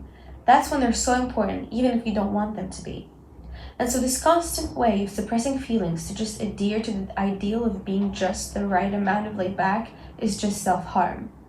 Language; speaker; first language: English; non-native, local second language; Arabic